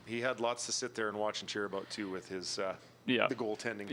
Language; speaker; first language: English; native; English